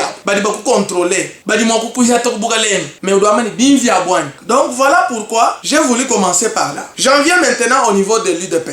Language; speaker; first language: French; non-native, local second language; Luba-Lulua